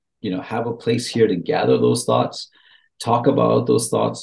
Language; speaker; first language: English; native; English